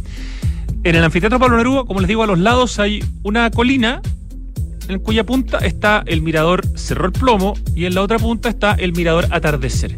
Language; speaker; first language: Spanish; native; Spanish